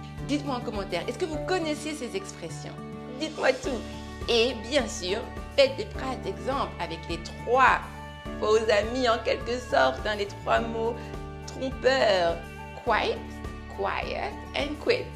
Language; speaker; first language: French; native; French